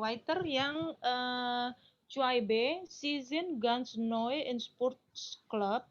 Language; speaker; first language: German; non-native, learner; Indonesian